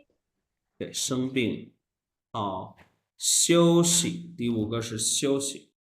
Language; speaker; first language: Chinese; non-native, fluent; Urdu